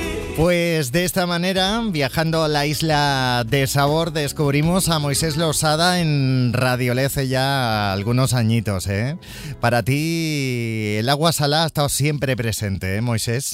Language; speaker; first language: Spanish; native; Spanish